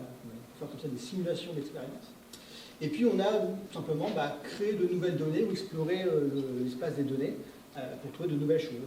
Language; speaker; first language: French; native; French